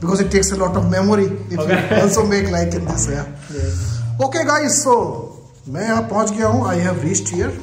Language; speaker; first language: English; non-native, local second language; Hindi